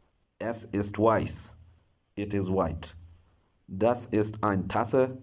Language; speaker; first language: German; non-native, fluent; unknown